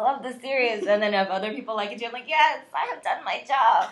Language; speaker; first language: English; native; English